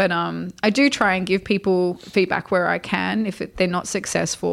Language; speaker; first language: English; native; English